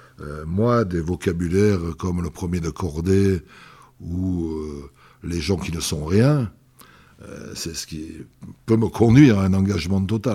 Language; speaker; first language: French; native; French